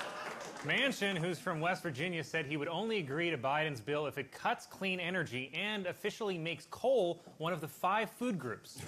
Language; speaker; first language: English; native; English